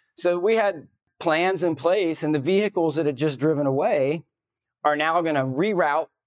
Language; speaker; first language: English; native; English